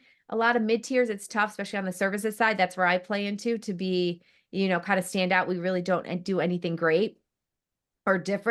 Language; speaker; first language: English; native; English